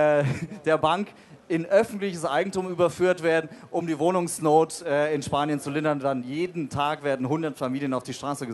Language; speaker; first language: German; native; German